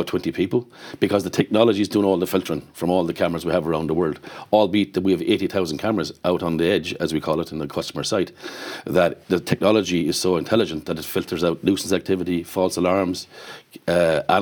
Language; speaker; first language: English; native; English